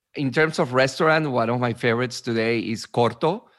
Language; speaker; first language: English; non-native, fluent; Spanish